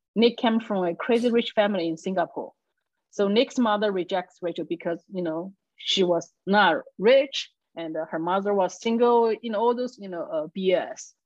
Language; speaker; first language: English; non-native, fluent; Chinese